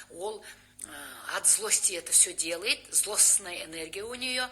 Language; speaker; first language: Russian; non-native, local second language; Kazakh